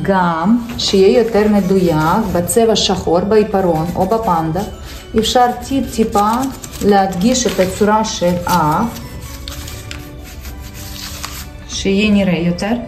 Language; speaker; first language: Hebrew; non-native, fluent; Russian